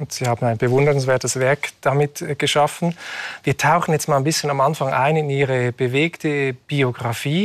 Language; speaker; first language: German; native; German